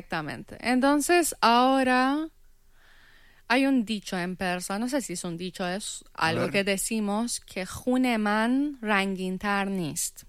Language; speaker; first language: Spanish; non-native, fluent; Persian